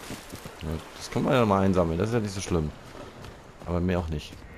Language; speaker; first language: German; native; German